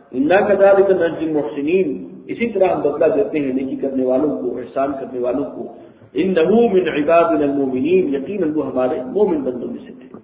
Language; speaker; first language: Urdu; native; Urdu